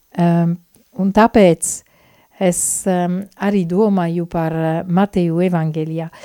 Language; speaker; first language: Latvian; non-native, fluent; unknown